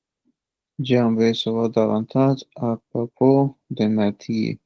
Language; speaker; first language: French; non-native, learner; Punjabi